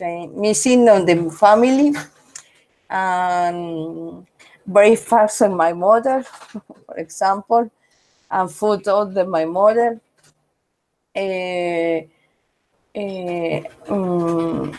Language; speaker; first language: English; non-native, learner; Spanish